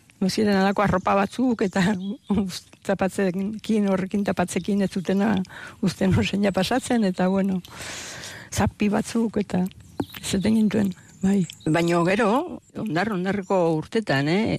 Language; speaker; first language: Basque; native; Basque